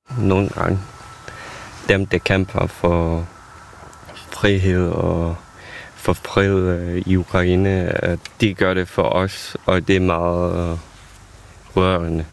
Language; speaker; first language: Danish; non-native, fluent; Ukrainian